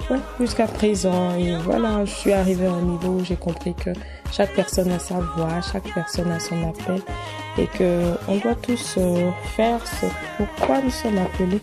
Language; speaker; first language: French; non-native, local second language; Ewe